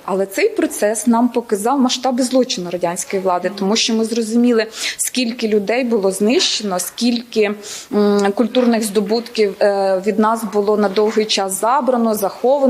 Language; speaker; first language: Ukrainian; native; Ukrainian